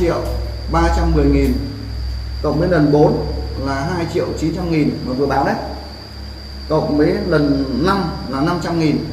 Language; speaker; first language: Vietnamese; native; Vietnamese